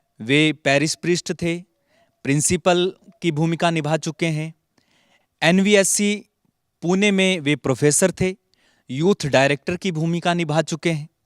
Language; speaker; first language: Hindi; native; Hindi